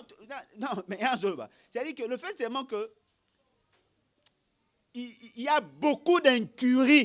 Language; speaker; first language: French; non-native, local second language; Lingala